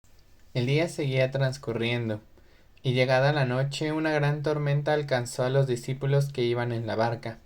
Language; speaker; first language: Spanish; native; Spanish